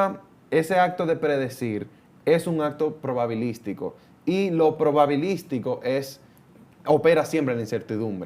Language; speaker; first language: Spanish; native; Spanish